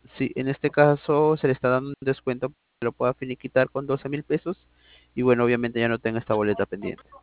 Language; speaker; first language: Spanish; native; Spanish